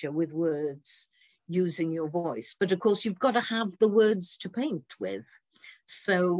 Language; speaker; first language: English; native; English